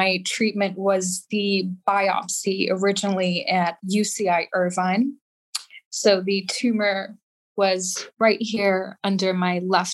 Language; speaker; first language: English; native; English